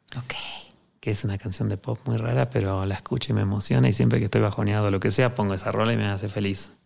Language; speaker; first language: Spanish; native; Spanish